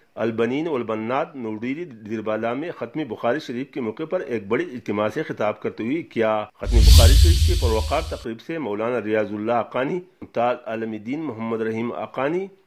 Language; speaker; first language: Urdu; non-native, local second language; Pashto